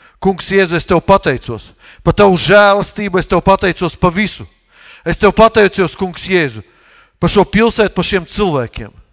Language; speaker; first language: Latvian; non-native, local second language; Russian